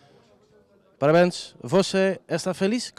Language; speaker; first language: Portuguese; non-native, learner; Dutch